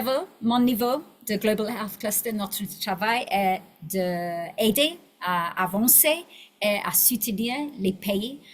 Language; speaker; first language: French; non-native, learner; English